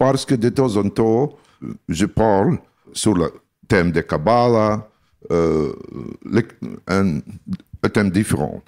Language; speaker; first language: French; non-native, learner; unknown